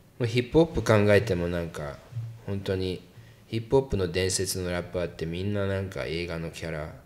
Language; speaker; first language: Japanese; early bilingual, heritage; English